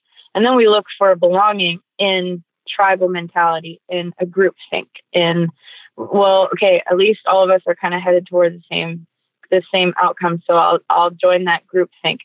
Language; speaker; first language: English; native; English